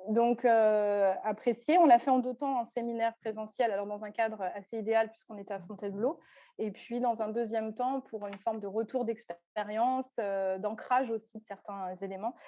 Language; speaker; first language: French; native; French